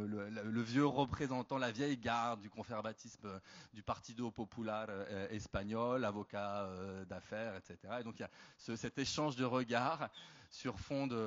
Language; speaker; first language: French; native; French